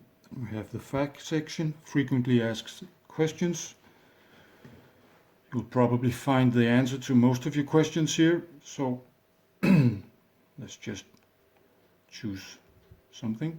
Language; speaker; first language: English; non-native, fluent; Danish